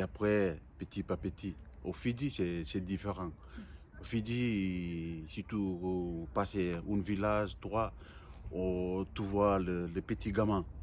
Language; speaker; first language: French; non-native, learner; Fijian